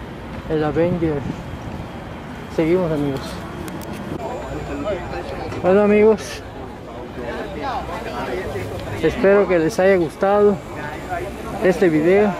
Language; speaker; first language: Spanish; native; Spanish